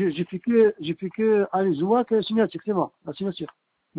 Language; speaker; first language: French; non-native, fluent; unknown